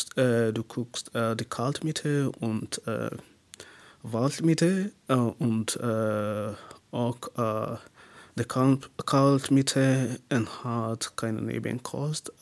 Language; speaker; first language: German; non-native, learner; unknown